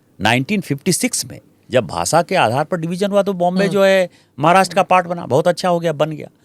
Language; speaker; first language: Hindi; native; Hindi